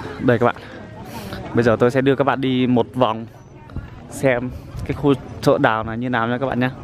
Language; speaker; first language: Vietnamese; native; Vietnamese